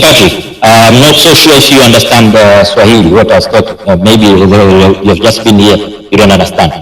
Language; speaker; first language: English; non-native, local second language; Swahili